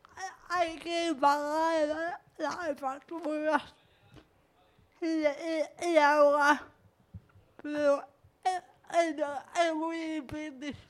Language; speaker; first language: Spanish; non-native, learner; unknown